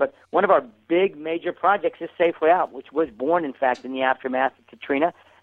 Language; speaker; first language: English; native; English